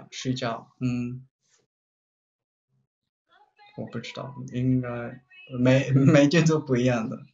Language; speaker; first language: Chinese; non-native, learner; Japanese